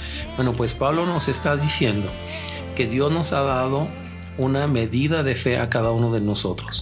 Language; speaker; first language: Spanish; native; Spanish